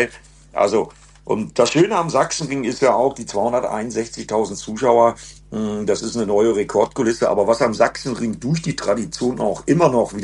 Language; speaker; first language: German; native; German